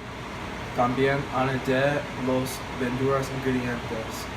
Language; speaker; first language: Spanish; non-native, learner; English